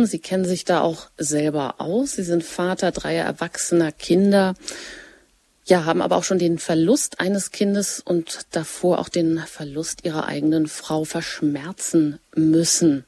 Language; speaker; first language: German; native; German